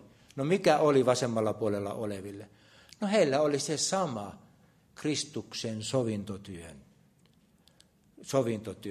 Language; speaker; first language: Finnish; native; Finnish